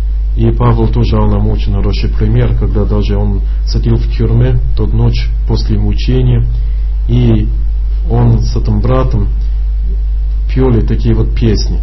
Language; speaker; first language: Russian; non-native, fluent; English